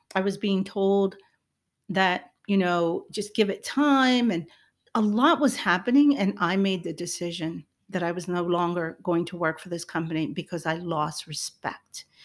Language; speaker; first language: English; early bilingual, other home language; Spanish